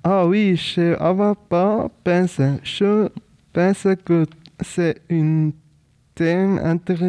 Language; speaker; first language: French; non-native, learner; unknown